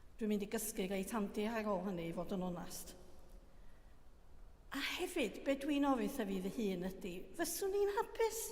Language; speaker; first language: Welsh; native; Welsh